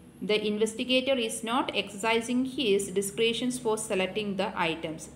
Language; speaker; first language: English; non-native, local second language; Malayalam